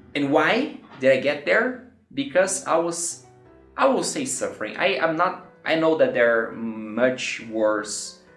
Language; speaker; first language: English; non-native, fluent; Portuguese